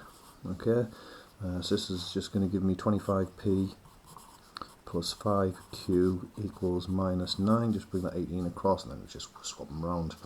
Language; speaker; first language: English; native; English